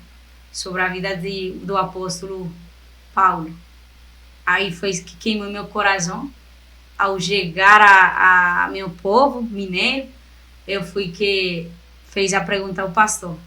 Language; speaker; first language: Portuguese; non-native, fluent; Spanish